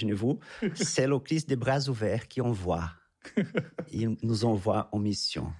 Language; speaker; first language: French; non-native, fluent; Portuguese